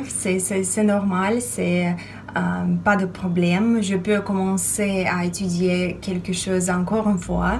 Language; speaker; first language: French; non-native, fluent; Russian